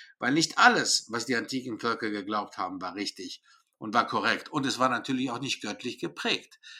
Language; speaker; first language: German; early bilingual, other home language; Greek